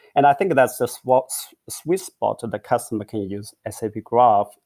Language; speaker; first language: English; non-native, fluent; Chinese